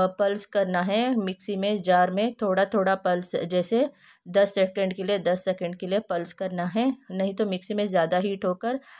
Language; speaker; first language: Hindi; non-native, local second language; Kannada